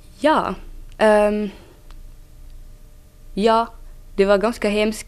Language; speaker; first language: Swedish; non-native, fluent; French